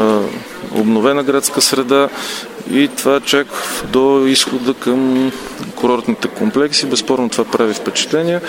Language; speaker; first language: Bulgarian; native; Bulgarian